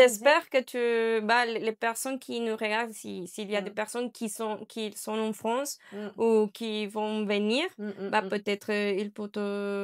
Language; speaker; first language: French; non-native, learner; Spanish